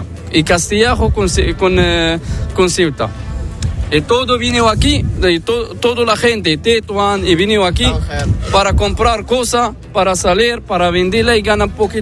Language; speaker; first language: Spanish; non-native, learner; Arabic